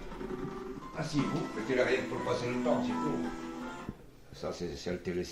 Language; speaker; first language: French; non-native, local second language; Arabic